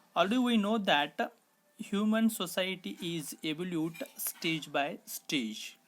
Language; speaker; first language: English; non-native, local second language; Kannada